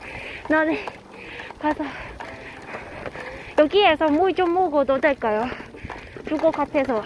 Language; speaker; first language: Korean; non-native, learner; Cantonese